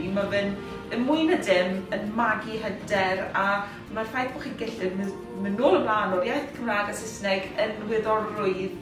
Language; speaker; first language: Welsh; native; Welsh